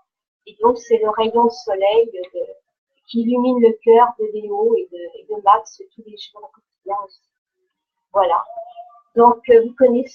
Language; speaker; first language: French; native; French